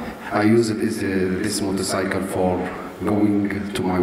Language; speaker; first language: English; non-native, learner; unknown